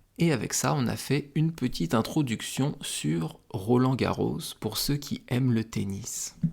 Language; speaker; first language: French; native; French